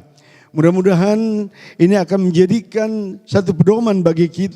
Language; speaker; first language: Indonesian; native; Indonesian